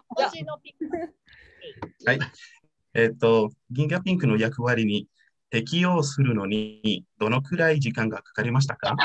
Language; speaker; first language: Japanese; non-native, learner; Spanish